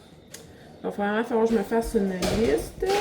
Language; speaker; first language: French; native; French